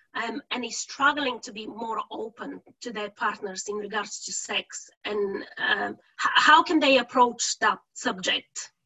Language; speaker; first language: English; non-native, fluent; Bulgarian